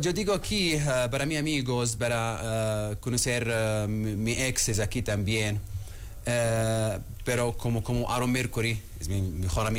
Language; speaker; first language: Spanish; non-native, learner; Arabic